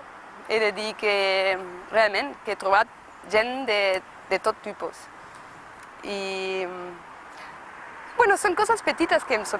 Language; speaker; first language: Catalan; non-native, fluent; German